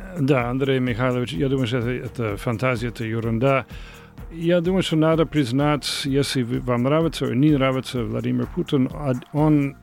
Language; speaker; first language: Russian; non-native, learner; English